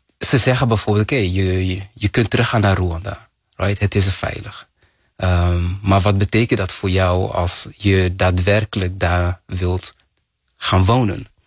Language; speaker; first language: Dutch; early bilingual, other home language; Kinyarwanda